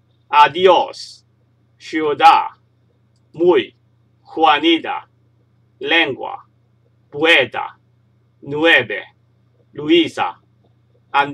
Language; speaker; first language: Spanish; non-native, learner; Cantonese